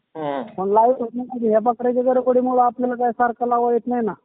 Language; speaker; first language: Marathi; native; Marathi